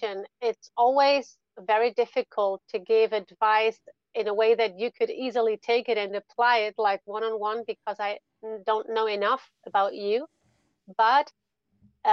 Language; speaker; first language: English; non-native, fluent; German